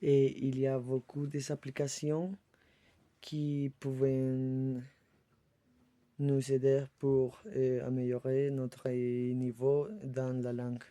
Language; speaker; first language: French; non-native, learner; Spanish